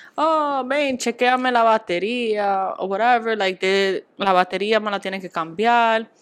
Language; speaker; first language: Spanish; early bilingual, heritage; Spanish